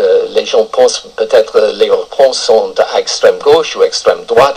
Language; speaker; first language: French; non-native, fluent; English